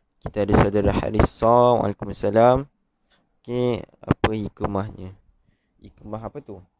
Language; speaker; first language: Malay; native; Malay